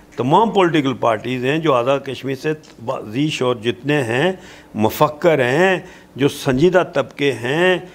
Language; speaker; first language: Urdu; non-native, local second language; Pahari-Potwari